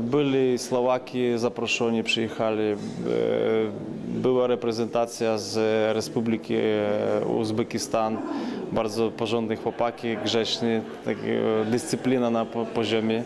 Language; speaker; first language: Polish; non-native, learner; Ukrainian